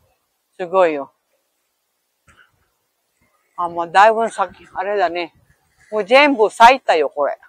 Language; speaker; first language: Japanese; non-native, learner; Filipino